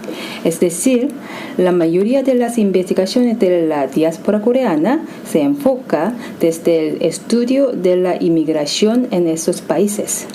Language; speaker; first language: Spanish; non-native, fluent; Korean